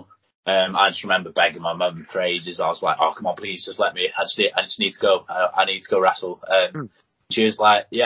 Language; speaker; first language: English; non-native, local second language; Welsh